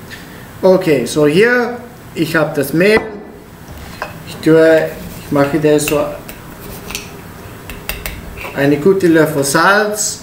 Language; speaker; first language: German; non-native, learner; Italian